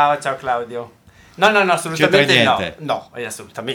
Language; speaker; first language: Italian; native; Italian